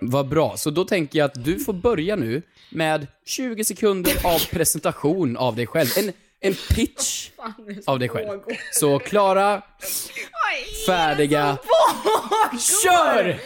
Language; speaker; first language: Swedish; native; Swedish